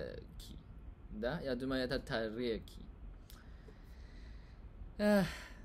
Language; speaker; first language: Russian; non-native, learner; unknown